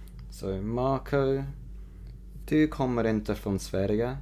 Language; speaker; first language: Swedish; non-native, learner; English